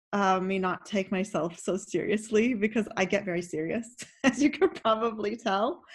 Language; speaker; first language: English; native; English